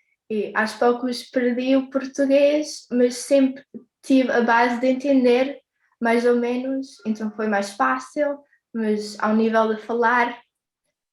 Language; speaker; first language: Portuguese; early bilingual, heritage; English